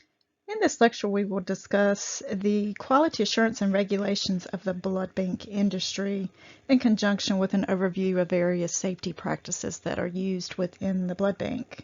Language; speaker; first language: English; native; English